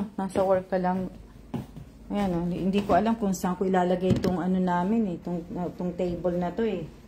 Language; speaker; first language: Filipino; native; Filipino